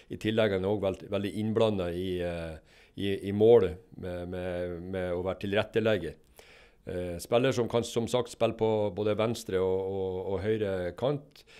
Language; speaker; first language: Norwegian; native; Norwegian